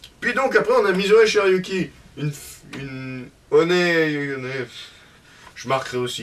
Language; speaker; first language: French; native; French